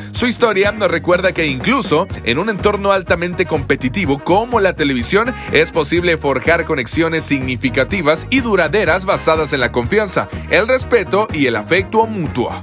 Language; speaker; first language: Spanish; native; Spanish